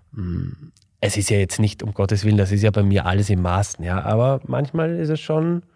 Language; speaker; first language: German; native; German